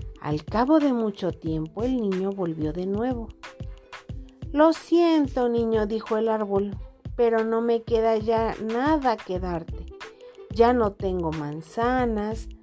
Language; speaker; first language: Spanish; non-native, fluent; Portuguese